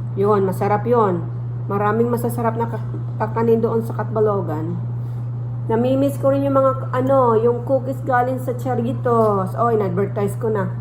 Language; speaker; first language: Filipino; non-native, local second language; Waray